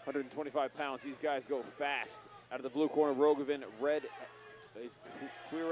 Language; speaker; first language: English; native; English